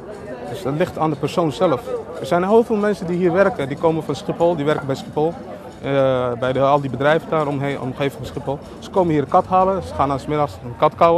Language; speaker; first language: Dutch; non-native, fluent; Somali